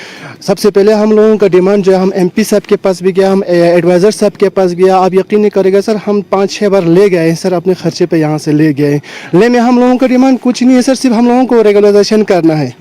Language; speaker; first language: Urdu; non-native, local second language; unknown